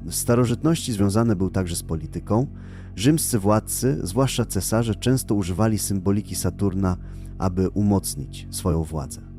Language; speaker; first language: Polish; native; Polish